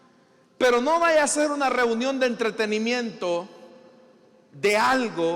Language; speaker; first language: Spanish; native; Spanish